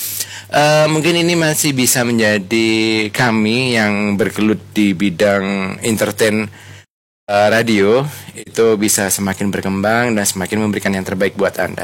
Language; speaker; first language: Indonesian; native; Indonesian